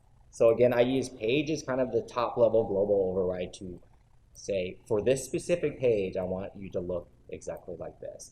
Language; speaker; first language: English; native; English